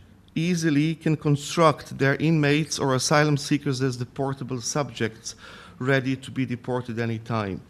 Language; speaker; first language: English; non-native, fluent; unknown